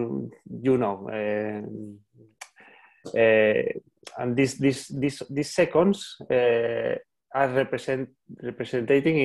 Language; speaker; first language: English; non-native, learner; Spanish